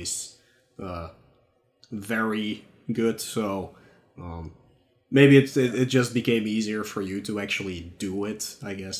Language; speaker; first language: English; non-native, fluent; Dutch